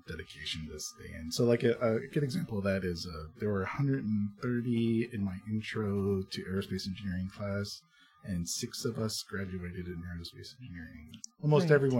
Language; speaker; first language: English; native; English